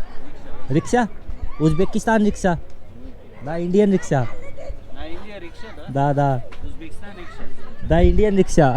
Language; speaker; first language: Hindi; native; Hindi